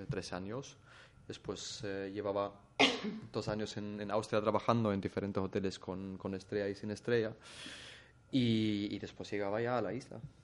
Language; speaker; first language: Spanish; non-native, fluent; German